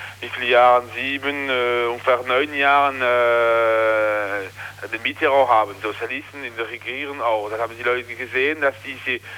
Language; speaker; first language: German; non-native, local second language; French